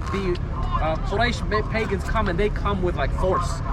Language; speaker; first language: English; native; English